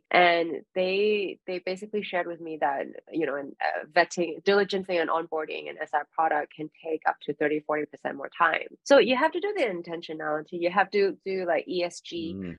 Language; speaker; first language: English; non-native, local second language; Cantonese